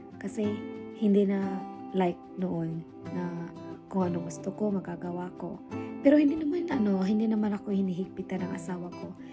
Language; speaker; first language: Filipino; non-native, local second language; Cebuano